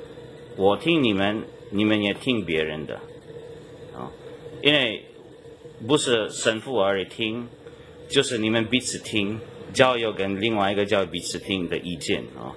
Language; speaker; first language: Chinese; non-native, fluent; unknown